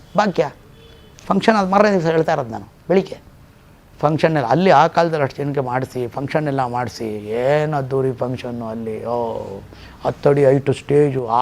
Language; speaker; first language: Kannada; native; Kannada